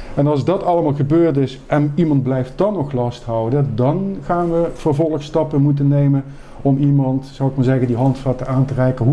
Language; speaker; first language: Dutch; native; Dutch